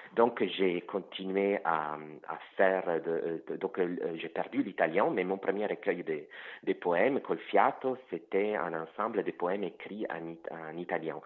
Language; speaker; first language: French; non-native, fluent; Italian